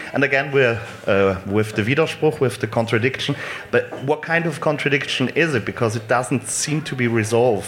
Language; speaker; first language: English; non-native, fluent; German